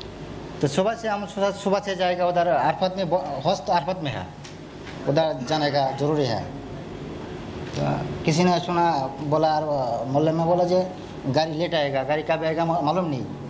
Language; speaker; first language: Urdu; non-native, learner; Bangla